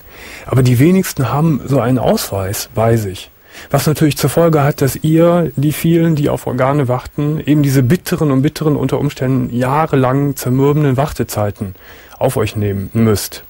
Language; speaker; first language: German; native; German